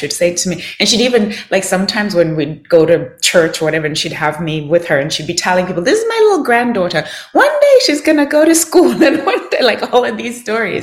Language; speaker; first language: English; non-native, local second language; Shona